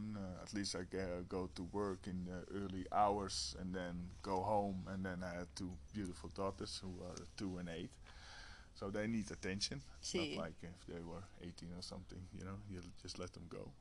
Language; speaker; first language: English; non-native, fluent; Dutch